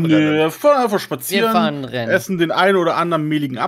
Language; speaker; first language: German; native; German